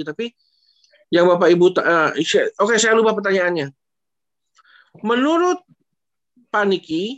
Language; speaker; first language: Indonesian; native; Indonesian